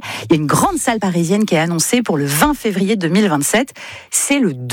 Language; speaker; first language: French; native; French